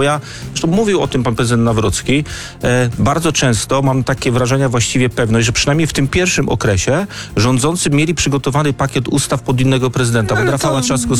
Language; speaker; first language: Polish; native; Polish